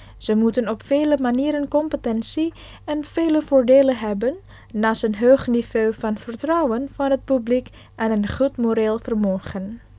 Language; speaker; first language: Dutch; non-native, fluent; Indonesian